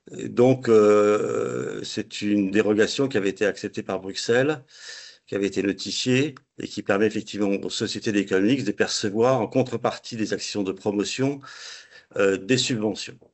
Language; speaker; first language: French; native; French